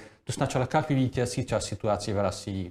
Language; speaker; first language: Russian; non-native, fluent; Hungarian